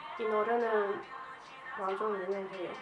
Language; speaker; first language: Korean; non-native, fluent; Ukrainian